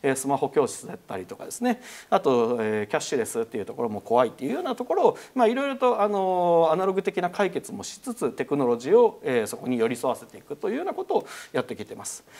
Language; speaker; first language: Japanese; native; Japanese